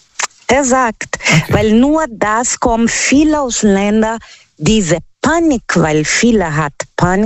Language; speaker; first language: German; non-native, learner; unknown